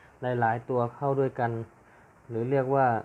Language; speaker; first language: Thai; native; Thai